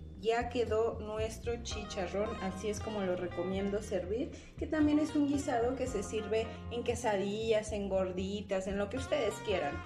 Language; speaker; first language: Spanish; native; Spanish